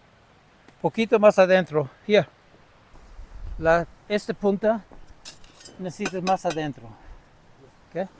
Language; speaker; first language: Spanish; non-native, learner; English